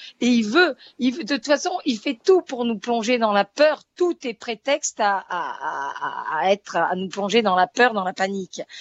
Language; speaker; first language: French; native; French